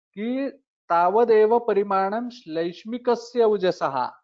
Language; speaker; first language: Hindi; non-native, local second language; Marathi